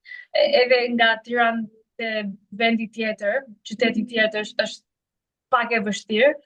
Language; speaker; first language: Albanian; non-native, learner; English